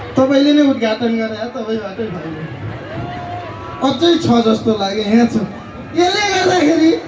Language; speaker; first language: Nepali; native; Nepali